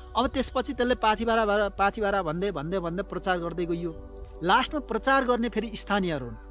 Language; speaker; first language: Nepali; non-native, local second language; Limburgish